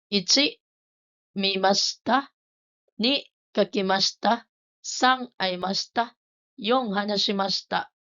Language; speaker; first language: Japanese; non-native, fluent; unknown